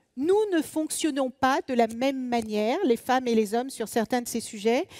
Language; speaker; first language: French; native; French